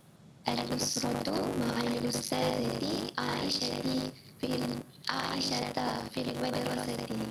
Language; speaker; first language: Arabic; non-native, learner; Malay